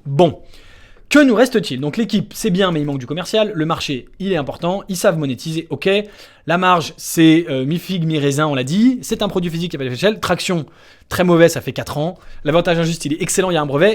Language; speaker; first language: French; native; French